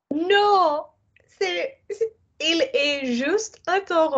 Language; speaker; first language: French; non-native, fluent; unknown